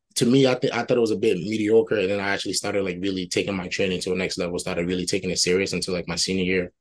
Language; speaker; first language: English; early bilingual, other home language; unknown